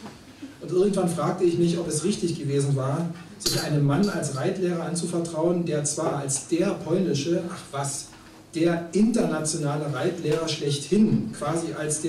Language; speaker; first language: German; native; German